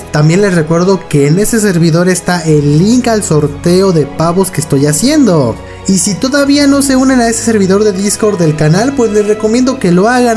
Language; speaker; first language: Spanish; native; Spanish